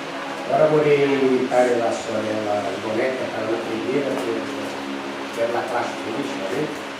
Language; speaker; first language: Italian; non-native, learner; Portuguese